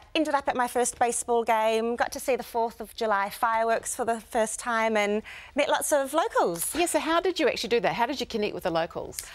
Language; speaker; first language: English; native; English